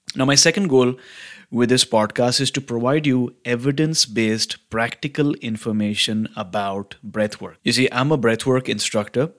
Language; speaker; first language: English; non-native, local second language; Hindi